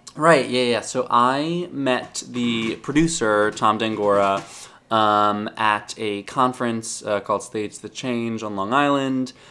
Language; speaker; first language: English; native; English